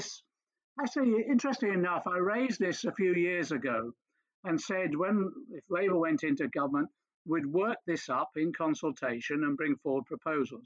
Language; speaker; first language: English; native; English